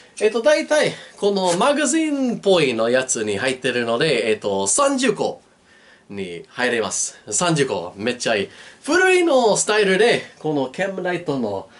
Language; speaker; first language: Japanese; non-native, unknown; English